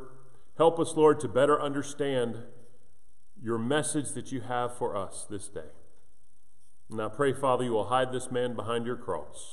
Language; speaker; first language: English; native; English